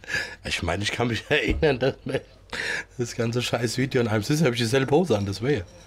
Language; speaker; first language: German; native; German